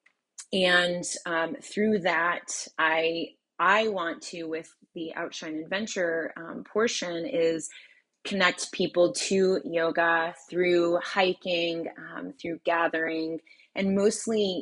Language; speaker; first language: English; native; English